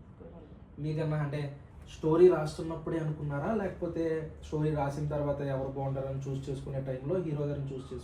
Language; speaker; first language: Telugu; native; Telugu